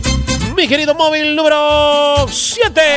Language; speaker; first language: Spanish; native; Spanish